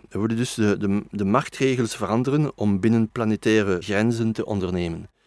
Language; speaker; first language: Dutch; non-native, local second language; French